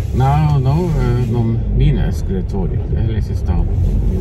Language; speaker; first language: Portuguese; non-native, learner; Norwegian